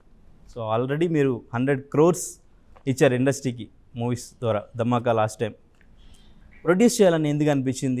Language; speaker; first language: Telugu; native; Telugu